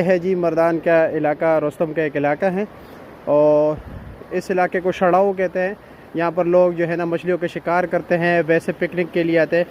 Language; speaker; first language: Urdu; non-native, local second language; Pashto